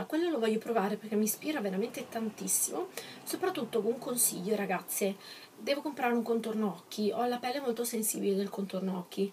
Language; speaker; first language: Italian; native; Italian